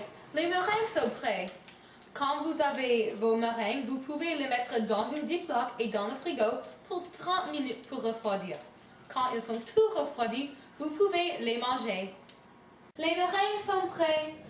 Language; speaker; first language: French; non-native, learner; English